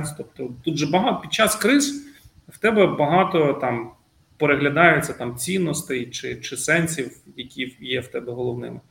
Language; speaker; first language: Ukrainian; non-native, local second language; Russian